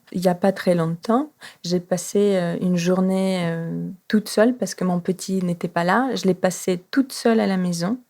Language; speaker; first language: French; non-native, fluent; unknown